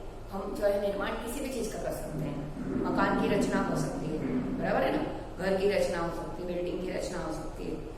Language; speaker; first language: Hindi; non-native, local second language; Gujarati